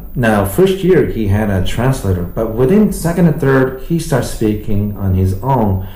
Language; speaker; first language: English; early bilingual, other home language; Japanese